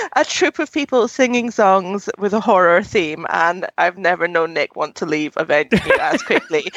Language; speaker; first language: English; native; English